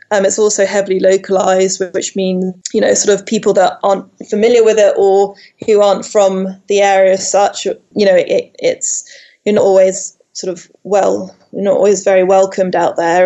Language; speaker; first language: English; native; English